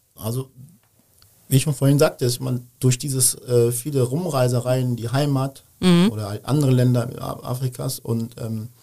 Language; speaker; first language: German; early bilingual, other home language; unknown